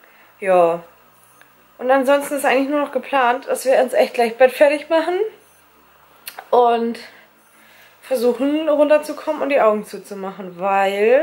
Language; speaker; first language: German; native; German